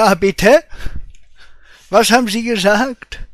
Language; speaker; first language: German; native; German